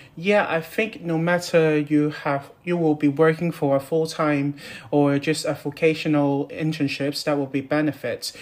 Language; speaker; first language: English; non-native, local second language; Cantonese